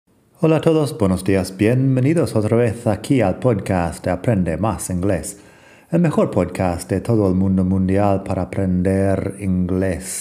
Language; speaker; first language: Spanish; non-native, fluent; English